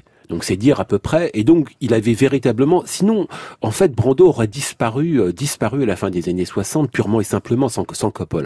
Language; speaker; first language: French; native; French